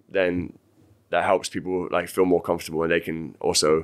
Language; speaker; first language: English; native; English